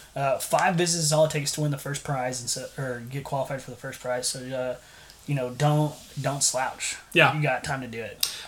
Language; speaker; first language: English; native; English